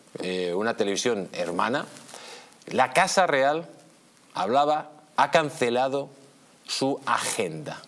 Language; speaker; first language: Spanish; native; Spanish